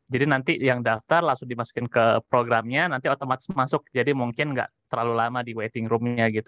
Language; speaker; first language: Indonesian; native; Indonesian